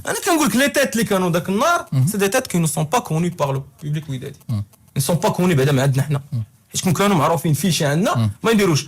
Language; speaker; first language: Arabic; native; Arabic